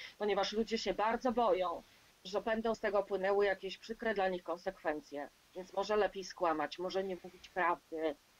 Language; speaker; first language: Polish; native; Polish